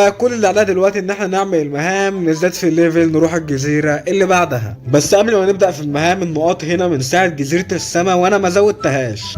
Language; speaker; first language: Arabic; native; Arabic